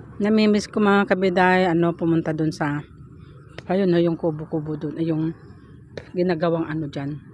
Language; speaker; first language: Filipino; non-native, local second language; Iloko